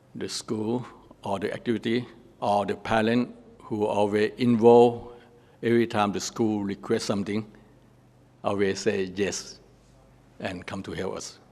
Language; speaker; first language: English; non-native, learner; Thai